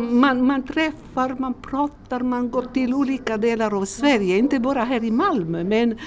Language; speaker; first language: Swedish; non-native, fluent; Spanish